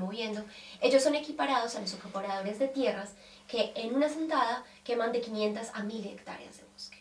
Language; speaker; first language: Spanish; native; Spanish